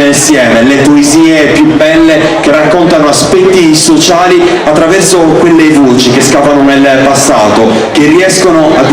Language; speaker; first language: Italian; native; Italian